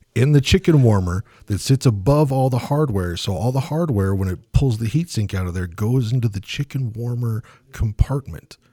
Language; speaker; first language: English; native; English